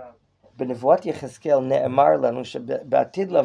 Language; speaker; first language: Hebrew; non-native, fluent; English